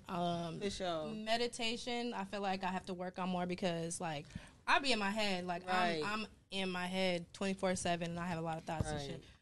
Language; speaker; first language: English; native; English